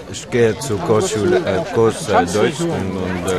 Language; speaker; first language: German; non-native, learner; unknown